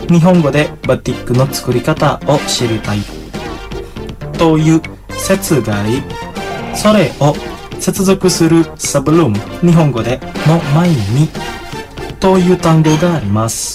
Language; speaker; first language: Japanese; non-native, fluent; Indonesian